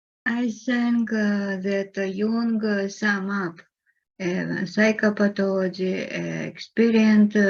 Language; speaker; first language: English; non-native, learner; Russian